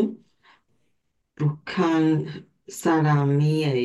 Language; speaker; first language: Korean; non-native, learner; Chinese